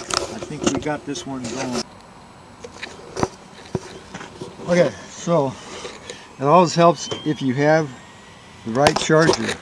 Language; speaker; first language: English; native; English